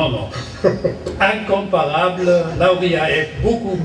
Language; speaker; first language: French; non-native, fluent; German